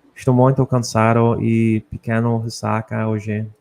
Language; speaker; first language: Portuguese; non-native, learner; English